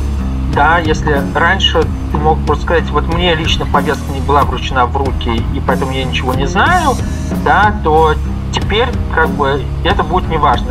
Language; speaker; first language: Russian; native; Russian